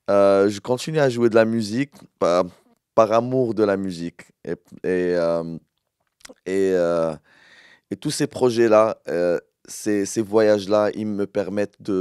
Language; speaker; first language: French; non-native, local second language; Arabic